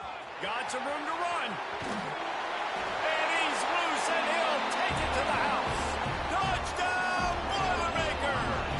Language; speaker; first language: English; native; English